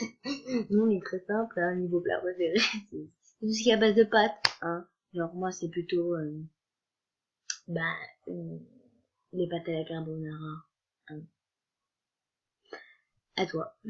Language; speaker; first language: French; native; French